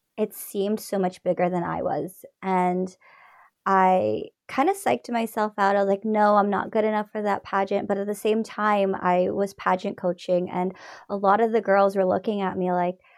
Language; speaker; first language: English; native; English